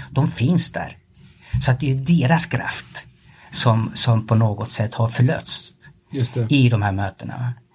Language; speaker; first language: Swedish; early bilingual, other home language; Spanish